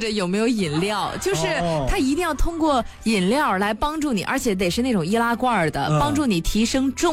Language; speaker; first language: Chinese; native; Chinese